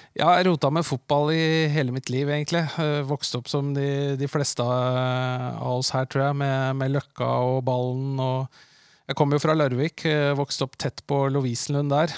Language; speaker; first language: Norwegian; native; Norwegian